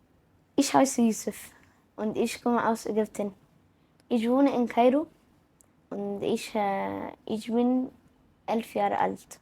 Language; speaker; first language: German; non-native, learner; Arabic